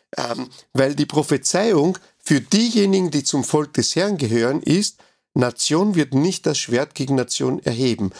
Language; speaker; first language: German; non-native, fluent; Spanish